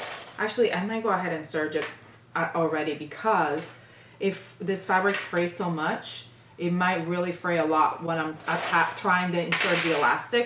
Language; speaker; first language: English; native; English